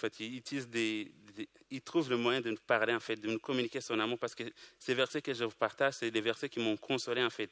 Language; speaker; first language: French; non-native, local second language; Kinyarwanda